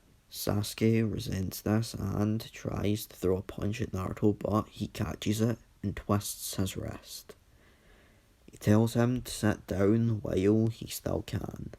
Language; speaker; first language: English; native; English